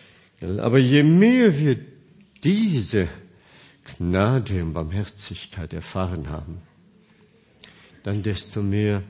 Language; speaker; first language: German; non-native, fluent; Korean